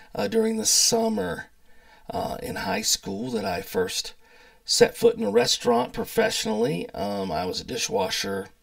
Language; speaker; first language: English; native; English